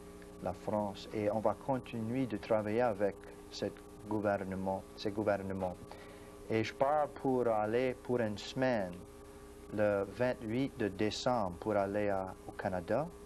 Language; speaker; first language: French; non-native, local second language; English